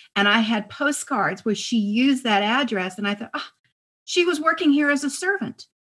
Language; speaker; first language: English; native; English